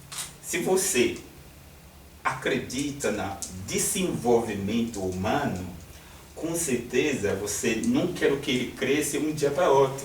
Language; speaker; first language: Portuguese; non-native, fluent; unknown